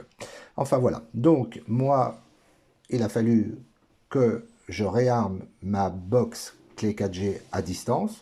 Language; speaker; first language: French; native; French